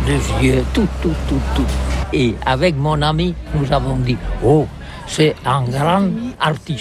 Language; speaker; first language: French; non-native, learner; Catalan